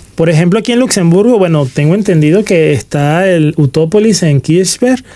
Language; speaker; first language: Spanish; native; Spanish